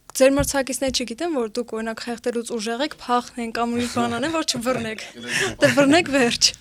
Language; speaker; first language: Armenian; native; Armenian